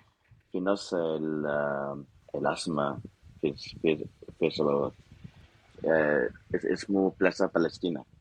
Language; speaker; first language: Arabic; non-native, learner; Spanish